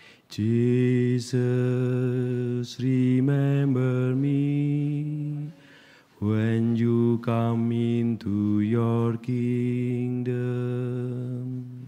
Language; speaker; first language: English; non-native, learner; Indonesian